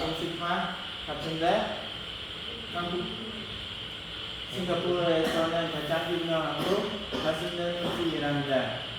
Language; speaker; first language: Korean; non-native, learner; Khmer